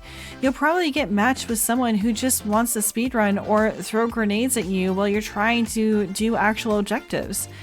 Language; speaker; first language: English; native; English